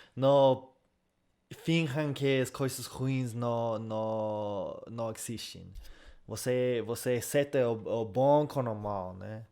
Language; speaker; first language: Portuguese; non-native, fluent; English